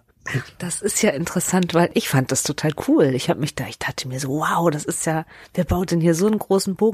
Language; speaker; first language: German; native; German